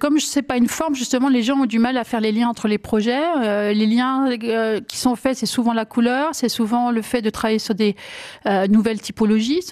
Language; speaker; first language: French; native; French